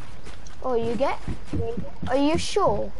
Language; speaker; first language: English; non-native, learner; Portuguese